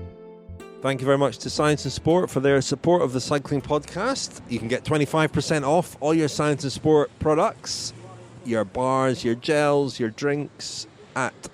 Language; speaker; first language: English; native; English